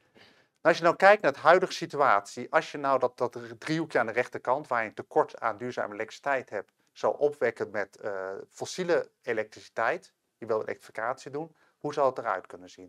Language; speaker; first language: Dutch; native; Dutch